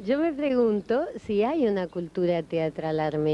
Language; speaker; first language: Spanish; native; Spanish